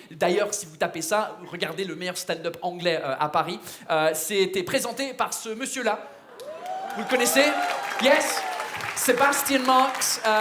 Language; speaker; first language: French; non-native, fluent; English